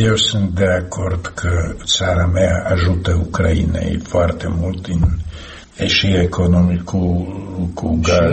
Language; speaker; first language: Romanian; non-native, fluent; Slovak